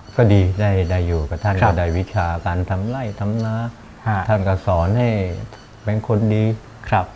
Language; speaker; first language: Thai; native; Thai